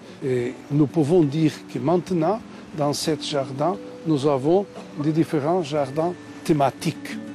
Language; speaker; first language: French; non-native, learner; Portuguese